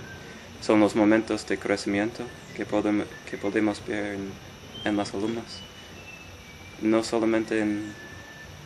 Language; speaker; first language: Spanish; non-native, fluent; English